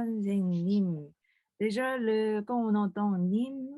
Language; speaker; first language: French; non-native, fluent; Korean